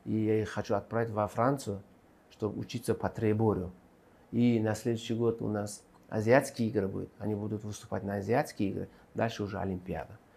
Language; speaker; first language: Russian; non-native, local second language; Uzbek